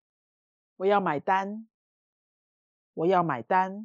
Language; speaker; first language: Spanish; non-native, fluent; Chinese